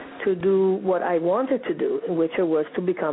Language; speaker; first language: English; non-native, fluent; Italian